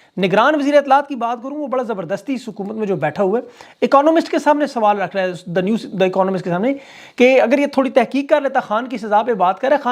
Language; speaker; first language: Urdu; native; Urdu